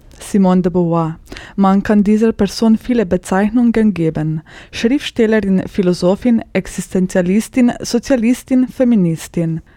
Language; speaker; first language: German; native; German